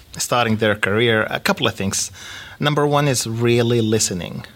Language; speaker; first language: English; native; English